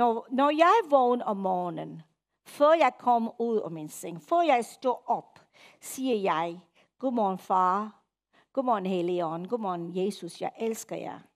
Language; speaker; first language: Danish; non-native, fluent; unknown